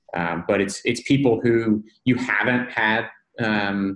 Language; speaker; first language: English; native; English